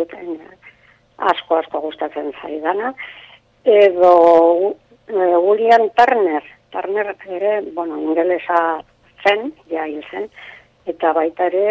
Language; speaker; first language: Basque; non-native, local second language; Spanish